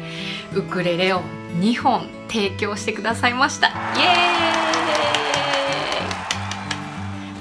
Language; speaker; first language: Japanese; native; Japanese